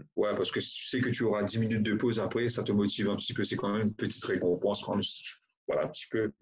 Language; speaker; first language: French; non-native, local second language; Morisyen